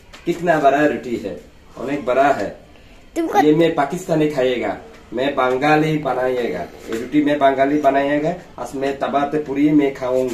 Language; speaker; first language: Hindi; non-native, learner; Bangla